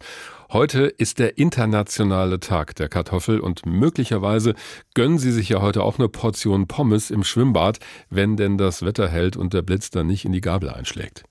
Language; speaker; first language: German; native; German